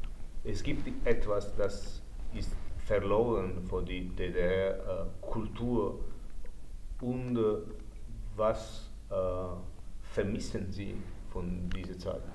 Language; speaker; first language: German; non-native, learner; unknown